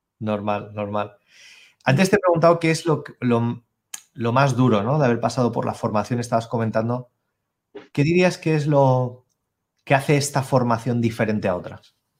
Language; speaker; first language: Spanish; native; Spanish